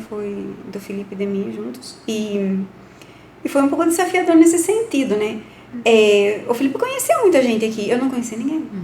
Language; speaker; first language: Portuguese; non-native, fluent; Spanish